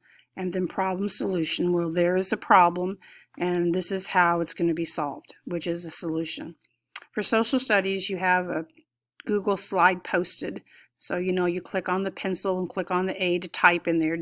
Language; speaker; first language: English; native; English